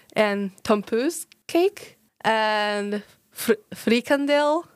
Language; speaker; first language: English; non-native, learner; Japanese